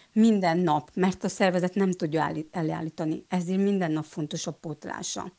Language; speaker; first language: Hungarian; non-native, local second language; Romanian